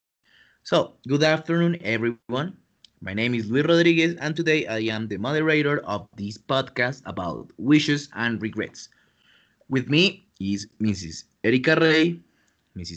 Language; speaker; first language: English; non-native, fluent; Spanish